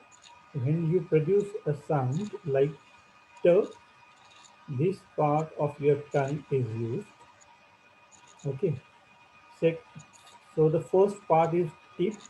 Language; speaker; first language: English; non-native, local second language; Marathi